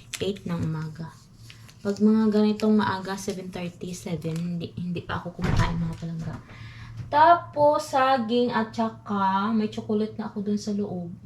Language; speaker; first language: Filipino; non-native, local second language; Cebuano